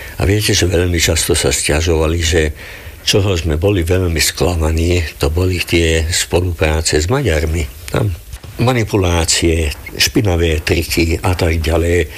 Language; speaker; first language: Slovak; non-native, local second language; Hungarian